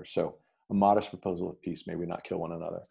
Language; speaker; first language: English; native; English